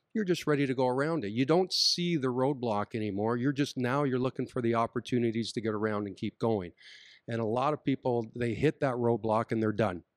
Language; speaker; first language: English; native; English